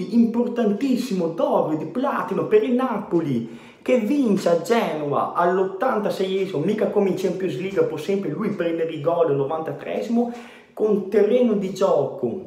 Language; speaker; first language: Italian; native; Italian